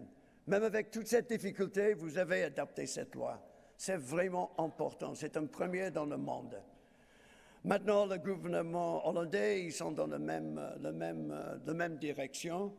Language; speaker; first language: French; non-native, fluent; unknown